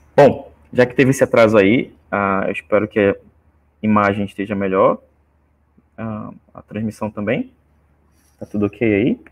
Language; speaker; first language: Portuguese; native; Portuguese